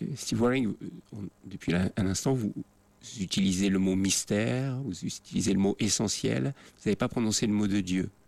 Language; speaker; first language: French; native; French